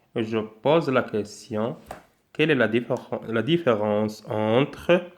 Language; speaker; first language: French; non-native, local second language; Arabic